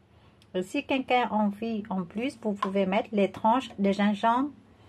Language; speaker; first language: French; non-native, learner; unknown